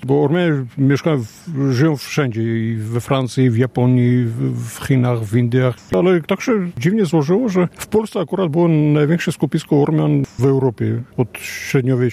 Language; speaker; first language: Polish; non-native, fluent; Armenian